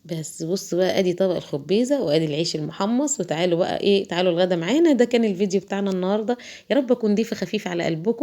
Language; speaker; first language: Arabic; native; Arabic